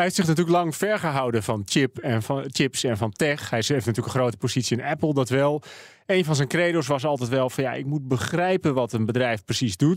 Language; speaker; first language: Dutch; native; Dutch